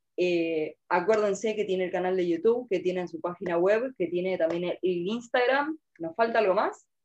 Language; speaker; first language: Spanish; native; Spanish